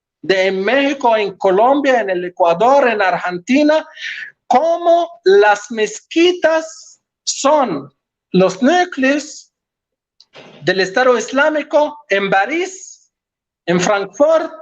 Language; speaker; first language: Spanish; non-native, local second language; Arabic